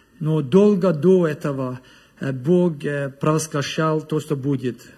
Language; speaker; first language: Russian; non-native, learner; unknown